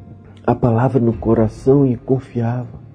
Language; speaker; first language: Portuguese; native; Portuguese